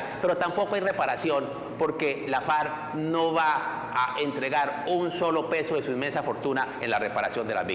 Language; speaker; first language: Spanish; native; Spanish